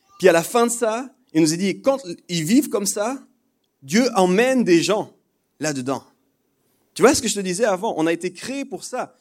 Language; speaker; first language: French; native; French